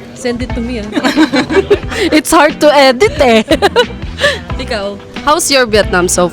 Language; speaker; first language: English; non-native, local second language; Filipino